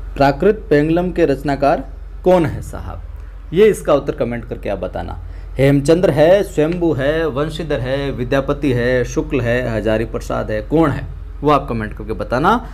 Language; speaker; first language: Hindi; native; Hindi